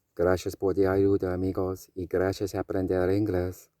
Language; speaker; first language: Spanish; non-native, learner; English